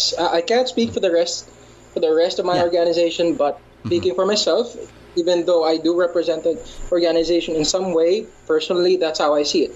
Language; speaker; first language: English; non-native, local second language; Hiligaynon